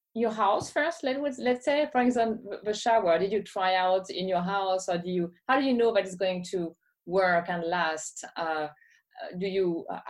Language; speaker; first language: English; non-native, fluent; French